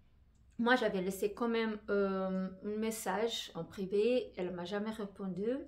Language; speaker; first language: French; non-native, fluent; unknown